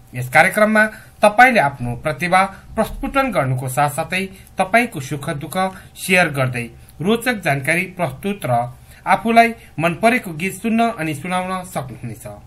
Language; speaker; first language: Nepali; native; Nepali